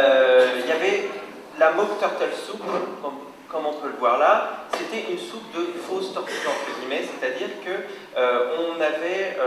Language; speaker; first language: French; native; French